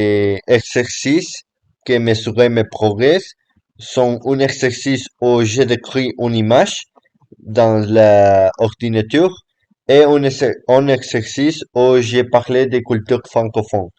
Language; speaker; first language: French; non-native, learner; Spanish